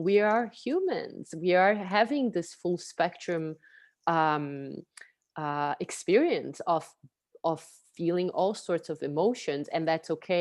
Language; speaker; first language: English; non-native, fluent; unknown